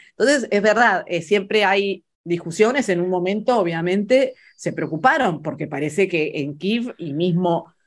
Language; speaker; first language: Spanish; early bilingual, other home language; Italian